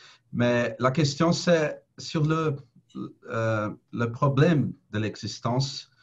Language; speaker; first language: French; non-native, fluent; Portuguese